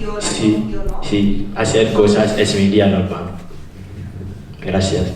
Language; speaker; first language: Spanish; non-native, fluent; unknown